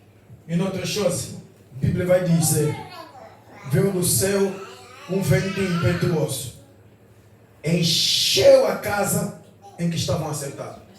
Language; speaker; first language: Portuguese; non-native, fluent; Lingala